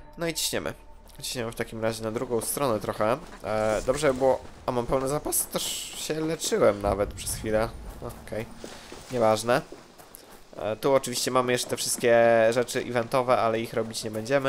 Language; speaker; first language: Polish; native; Polish